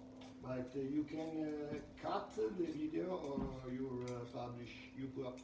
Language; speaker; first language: English; non-native, learner; Italian